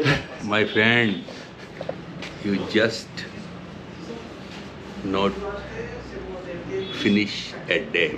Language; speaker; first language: English; non-native, learner; Hindi